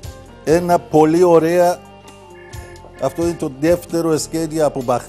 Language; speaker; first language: Greek; non-native, learner; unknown